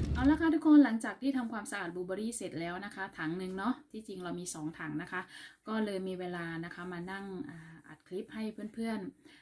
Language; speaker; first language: Thai; native; Thai